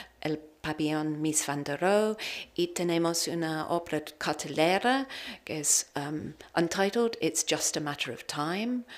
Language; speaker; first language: Spanish; non-native, learner; English